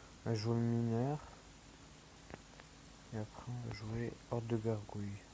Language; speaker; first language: French; native; French